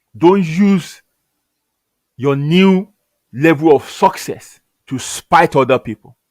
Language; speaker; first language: English; non-native, local second language; Yoruba